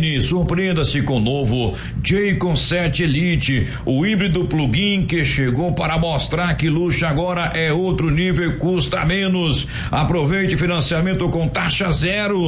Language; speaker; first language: Portuguese; native; Portuguese